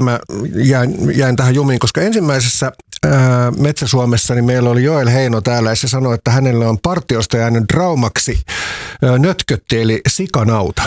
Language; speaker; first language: Finnish; native; Finnish